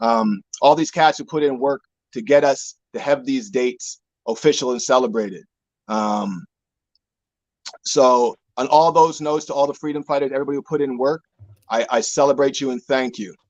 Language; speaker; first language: English; native; English